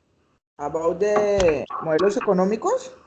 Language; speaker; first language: English; non-native, learner; Spanish